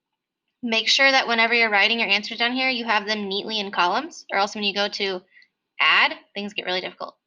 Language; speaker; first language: English; native; English